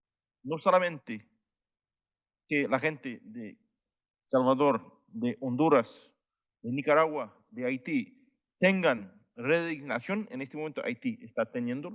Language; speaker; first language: Spanish; non-native, fluent; Haitian Creole